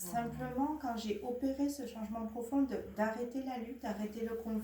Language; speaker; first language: French; native; French